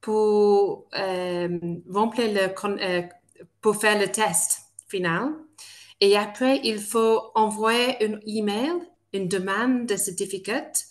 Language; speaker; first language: French; non-native, fluent; English